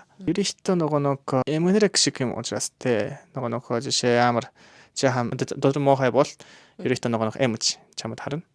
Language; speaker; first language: Mongolian; non-native, learner; Japanese